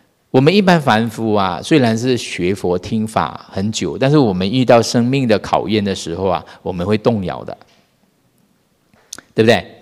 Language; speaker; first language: Chinese; non-native, fluent; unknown